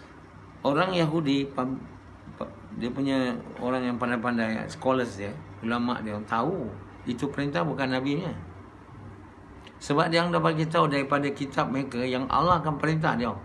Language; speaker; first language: Malay; native; Malay